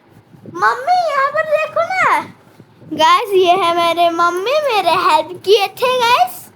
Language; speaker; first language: Hindi; non-native, local second language; Odia